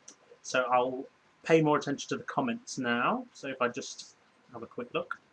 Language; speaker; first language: English; native; English